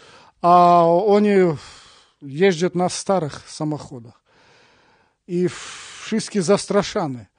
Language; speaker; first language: Polish; non-native, learner; Russian